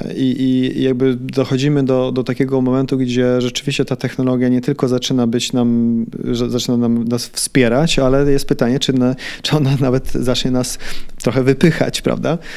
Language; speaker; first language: Polish; early bilingual, heritage; Polish